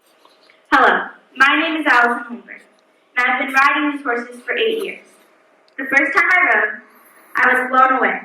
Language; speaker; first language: English; native; English